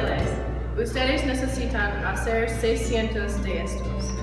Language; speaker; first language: Spanish; non-native, learner; English